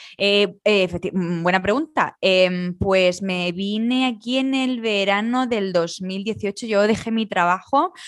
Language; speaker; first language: Spanish; native; Spanish